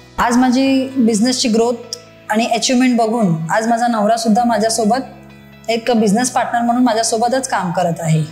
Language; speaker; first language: Marathi; non-native, local second language; Gujarati